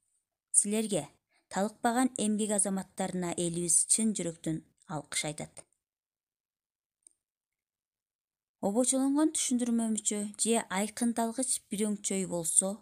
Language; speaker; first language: Kyrgyz; native; Kyrgyz